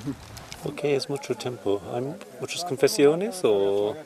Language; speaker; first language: Spanish; non-native, learner; English